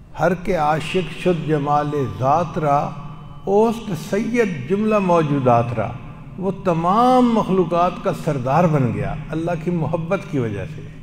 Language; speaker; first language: Urdu; non-native, local second language; Punjabi